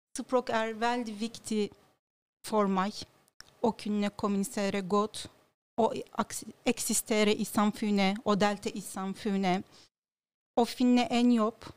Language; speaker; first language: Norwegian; non-native, learner; Turkish